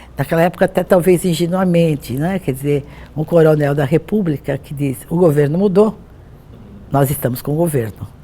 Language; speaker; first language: Portuguese; native; Portuguese